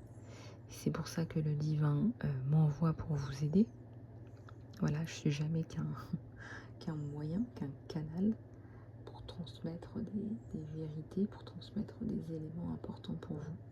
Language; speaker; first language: French; native; French